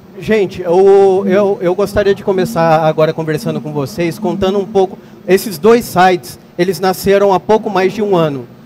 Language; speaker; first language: Portuguese; native; Portuguese